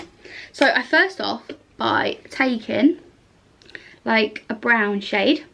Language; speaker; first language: English; native; English